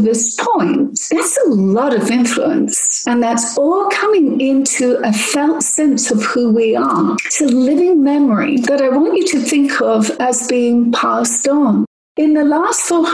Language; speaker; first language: English; native; English